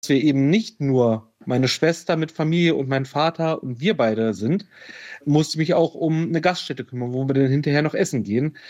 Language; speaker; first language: German; native; German